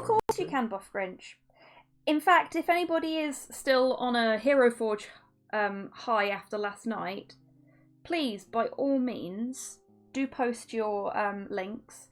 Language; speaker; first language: English; native; English